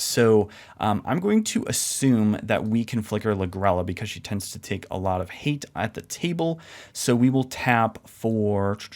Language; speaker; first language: English; native; English